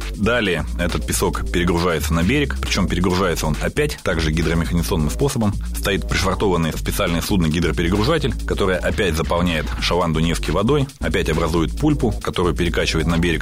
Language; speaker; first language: Russian; native; Russian